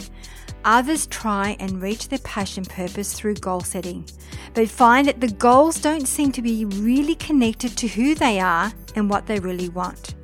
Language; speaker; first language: English; native; English